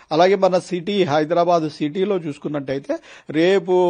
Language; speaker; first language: Telugu; native; Telugu